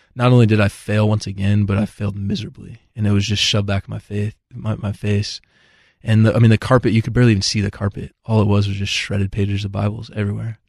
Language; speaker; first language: English; native; English